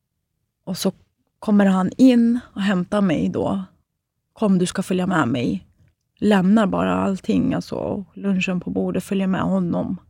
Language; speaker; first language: Swedish; native; Swedish